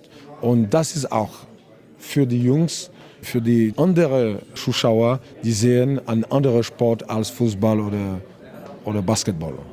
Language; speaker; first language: German; non-native, learner; French